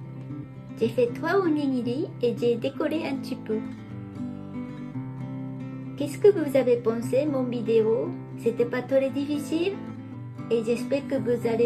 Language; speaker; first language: French; non-native, learner; Japanese